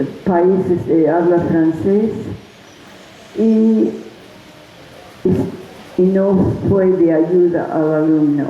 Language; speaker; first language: Spanish; non-native, fluent; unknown